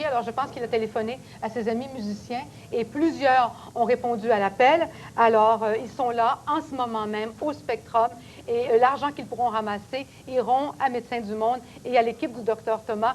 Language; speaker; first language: French; native; French